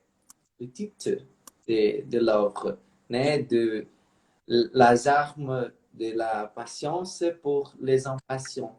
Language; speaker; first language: French; non-native, learner; Portuguese